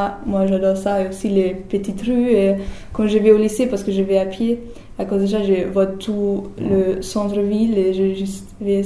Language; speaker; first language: French; non-native, learner; German